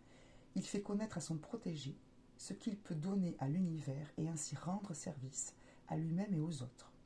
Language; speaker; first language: French; native; French